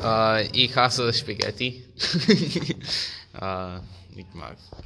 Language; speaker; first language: German; non-native, learner; English